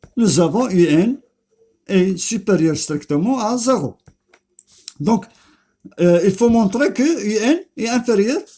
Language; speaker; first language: French; non-native, local second language; Arabic